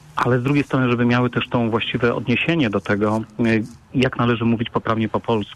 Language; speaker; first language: Polish; native; Polish